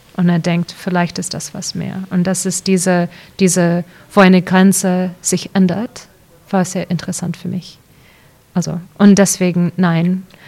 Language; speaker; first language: German; early bilingual, heritage; English